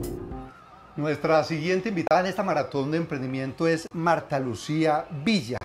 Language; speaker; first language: Spanish; native; Spanish